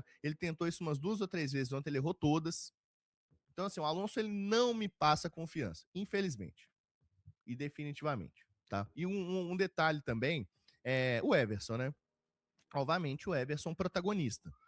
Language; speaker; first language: Portuguese; native; Portuguese